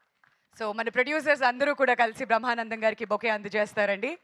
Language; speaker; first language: Telugu; native; Telugu